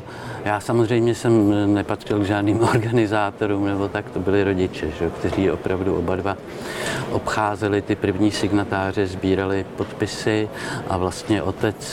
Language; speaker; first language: Czech; native; Czech